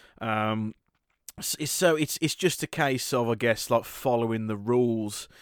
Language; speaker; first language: English; native; English